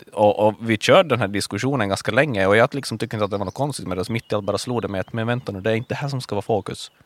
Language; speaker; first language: Swedish; native; Swedish